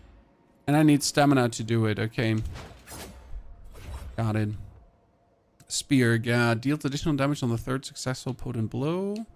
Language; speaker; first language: English; non-native, fluent; German